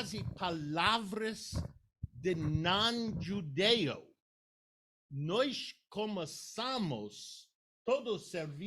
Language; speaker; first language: Portuguese; non-native, learner; English